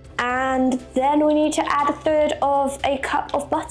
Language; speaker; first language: English; native; English